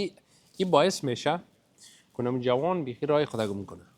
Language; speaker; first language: Persian; native; Persian